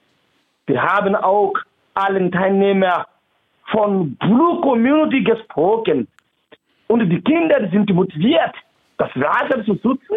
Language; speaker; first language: German; non-native, fluent; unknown